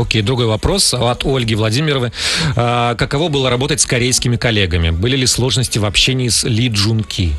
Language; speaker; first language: Russian; native; Russian